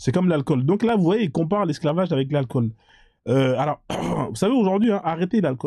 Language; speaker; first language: French; native; French